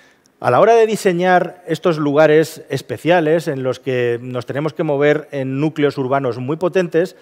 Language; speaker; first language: Spanish; native; Spanish